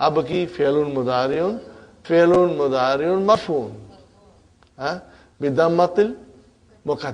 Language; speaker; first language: Arabic; non-native, fluent; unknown